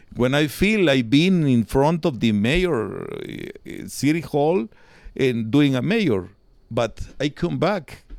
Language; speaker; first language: English; non-native, learner; Spanish